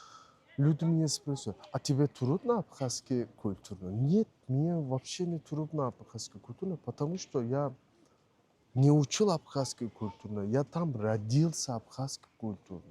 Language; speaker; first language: Russian; non-native, learner; Turkish